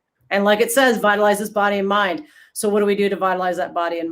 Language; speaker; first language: English; native; English